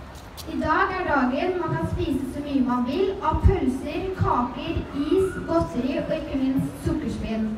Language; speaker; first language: Norwegian; native; Norwegian